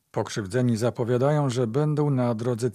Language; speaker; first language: Polish; native; Polish